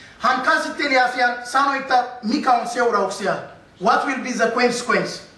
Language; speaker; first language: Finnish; non-native, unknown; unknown